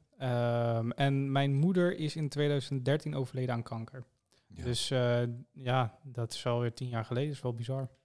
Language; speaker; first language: Dutch; native; Dutch